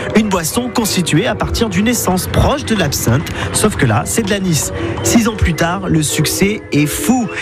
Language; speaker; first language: French; native; French